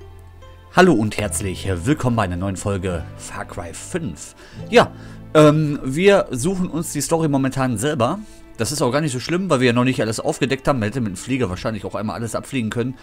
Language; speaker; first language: German; native; German